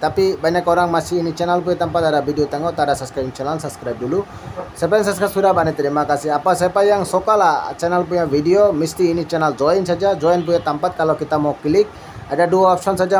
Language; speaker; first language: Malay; non-native, learner; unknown